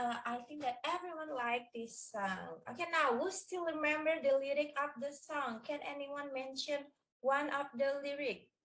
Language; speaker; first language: English; non-native, learner; Indonesian